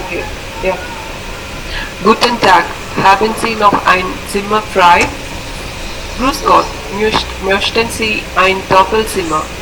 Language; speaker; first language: German; non-native, learner; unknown